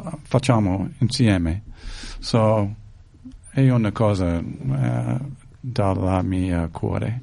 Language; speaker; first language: Italian; non-native, learner; English